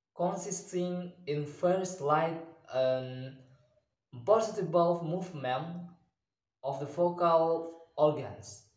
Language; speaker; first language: English; non-native, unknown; Indonesian